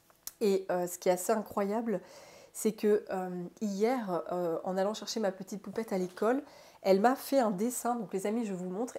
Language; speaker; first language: French; native; French